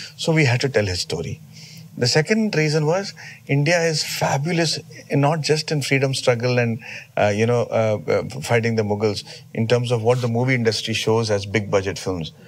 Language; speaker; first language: English; non-native, local second language; Tamil